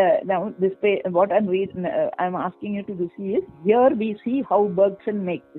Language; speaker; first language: English; non-native, local second language; Malayalam